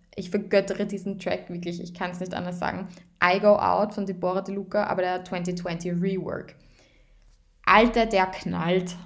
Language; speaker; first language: German; native; German